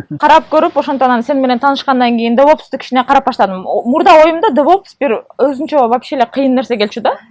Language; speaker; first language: Kyrgyz; native; Kyrgyz